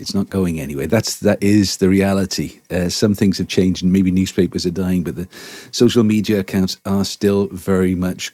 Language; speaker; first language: English; native; English